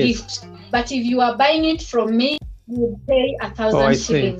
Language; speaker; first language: English; non-native, local second language; Luyia